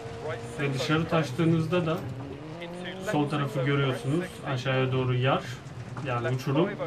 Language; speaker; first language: Turkish; native; Turkish